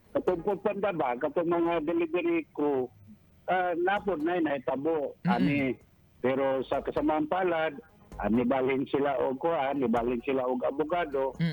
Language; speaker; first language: Cebuano; native; Cebuano